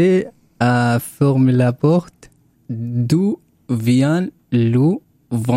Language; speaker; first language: French; non-native, learner; Arabic